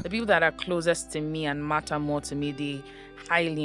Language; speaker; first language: English; non-native, local second language; Yoruba